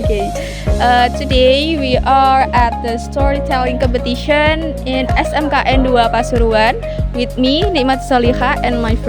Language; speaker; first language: English; non-native, learner; Indonesian